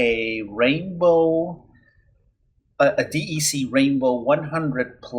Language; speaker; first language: English; non-native, fluent; Spanish